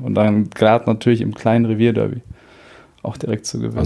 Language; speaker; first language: German; native; German